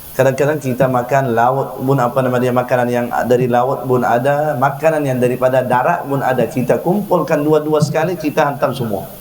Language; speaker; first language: Malay; non-native, fluent; Arabic